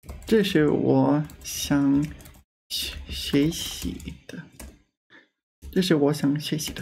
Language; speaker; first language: Chinese; non-native, learner; English